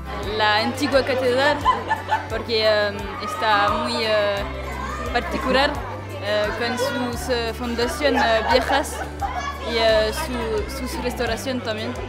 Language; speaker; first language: Spanish; non-native, learner; French